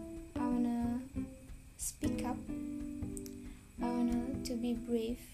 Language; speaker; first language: English; non-native, learner; Indonesian